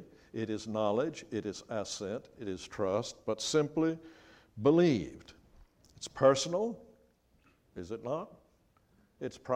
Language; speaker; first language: English; native; English